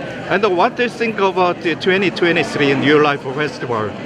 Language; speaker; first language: English; non-native, learner; Korean